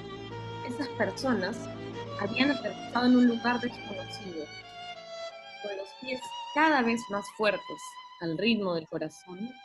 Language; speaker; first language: Spanish; native; Spanish